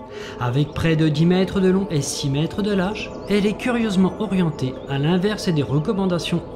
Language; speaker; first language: French; native; French